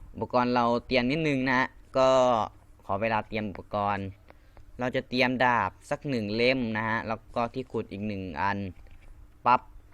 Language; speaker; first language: Thai; non-native, local second language; Lao